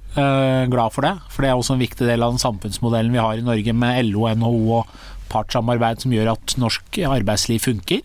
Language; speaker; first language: Norwegian; early bilingual, other home language; Persian